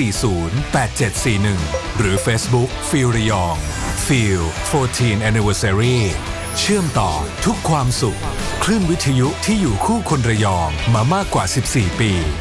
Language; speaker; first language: Thai; native; Thai